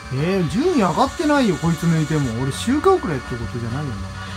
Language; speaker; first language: Japanese; native; Japanese